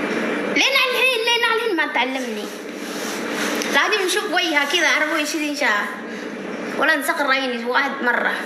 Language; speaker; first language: Arabic; non-native, learner; Indonesian